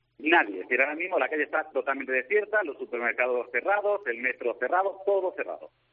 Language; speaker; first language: Spanish; native; Spanish